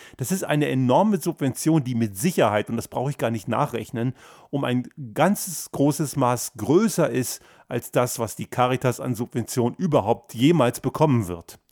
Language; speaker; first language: German; early bilingual, other home language; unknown